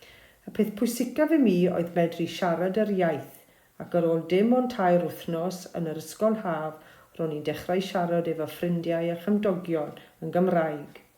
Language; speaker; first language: Welsh; non-native, fluent; German